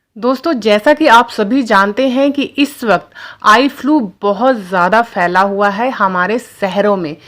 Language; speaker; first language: Hindi; non-native, local second language; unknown